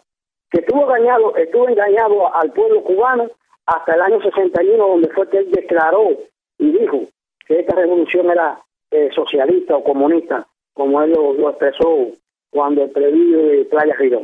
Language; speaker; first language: Spanish; native; Spanish